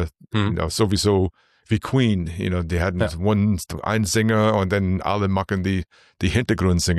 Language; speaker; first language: German; non-native, learner; English